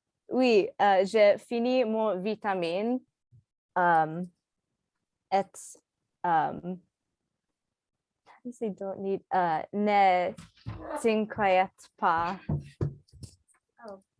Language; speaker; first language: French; non-native, learner; English